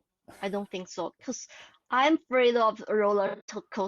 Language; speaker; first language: English; non-native, learner; Chinese